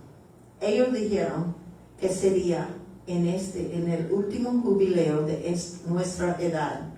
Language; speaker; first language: Spanish; early bilingual, heritage; Spanish